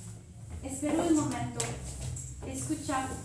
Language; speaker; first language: Spanish; non-native, learner; French